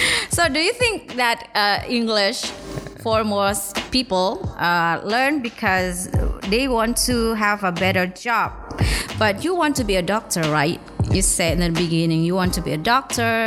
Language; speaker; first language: English; non-native, fluent; Indonesian